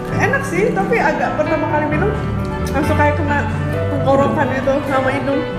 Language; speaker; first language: Indonesian; native; Indonesian